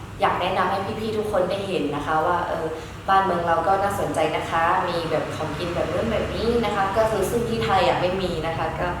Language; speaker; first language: Thai; early bilingual, other home language; Shan